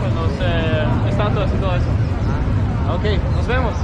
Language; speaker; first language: Spanish; non-native, learner; English